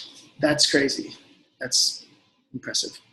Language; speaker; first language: English; native; English